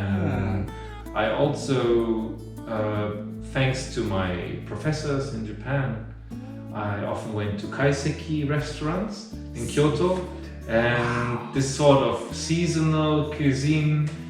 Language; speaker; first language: English; non-native, fluent; German